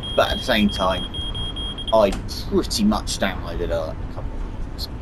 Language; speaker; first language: English; native; English